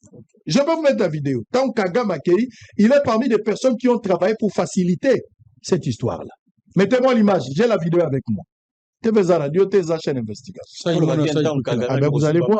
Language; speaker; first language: French; non-native, local second language; Lingala